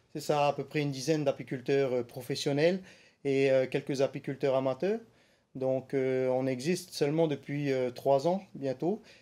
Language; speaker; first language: French; native; French